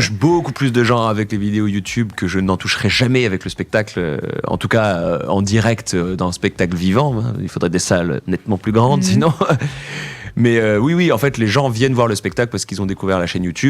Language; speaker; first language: French; native; French